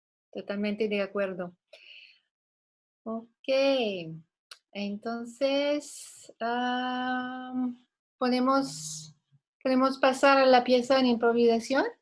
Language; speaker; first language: Spanish; non-native, fluent; French